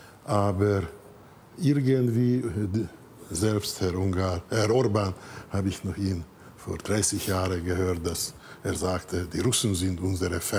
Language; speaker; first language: German; non-native, fluent; Hungarian